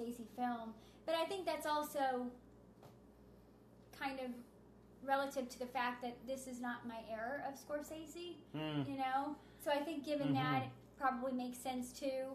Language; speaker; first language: English; native; English